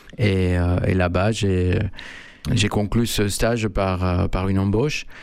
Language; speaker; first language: French; non-native, fluent; Spanish